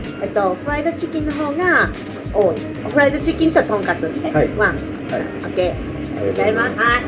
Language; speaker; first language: Japanese; native; Japanese